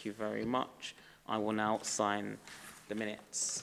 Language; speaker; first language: English; native; English